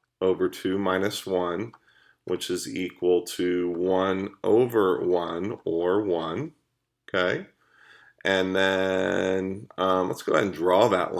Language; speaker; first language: English; native; English